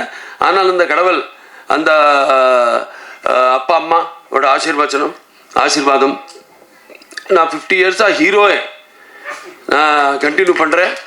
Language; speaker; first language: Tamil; non-native, learner; Telugu